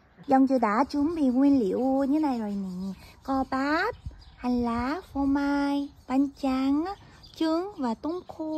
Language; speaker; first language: Vietnamese; non-native, fluent; Korean